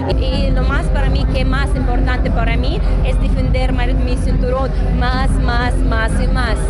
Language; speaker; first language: Spanish; non-native, learner; Russian